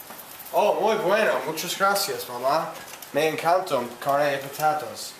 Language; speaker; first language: Spanish; non-native, learner; English